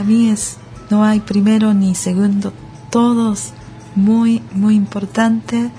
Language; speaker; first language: Spanish; non-native, learner; Japanese